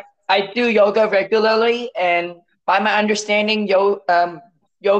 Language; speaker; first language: English; non-native, local second language; Cantonese